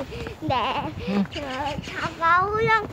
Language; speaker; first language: Korean; early bilingual, other home language; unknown